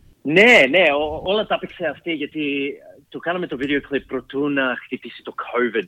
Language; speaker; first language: Greek; early bilingual, heritage; Greek